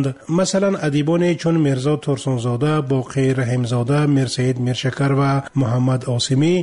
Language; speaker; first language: Tajik; native; Tajik